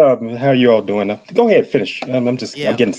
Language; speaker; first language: English; native; English